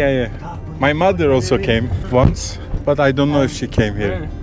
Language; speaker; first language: English; non-native, learner; Turkish